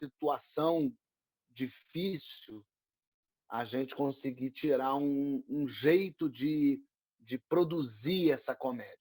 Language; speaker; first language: Portuguese; native; Portuguese